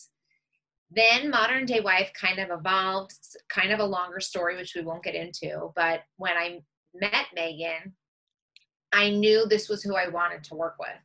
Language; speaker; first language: English; native; English